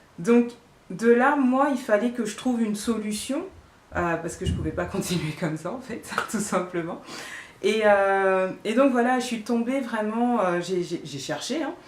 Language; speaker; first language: French; early bilingual, other home language; Bambara